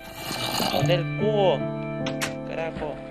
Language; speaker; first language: Spanish; native; Spanish